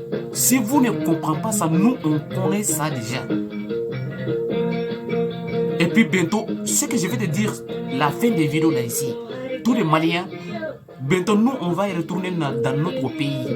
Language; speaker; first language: French; non-native, local second language; Soninke